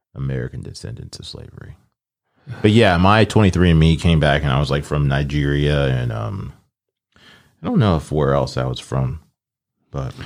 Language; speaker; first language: English; early bilingual, other home language; Yoruba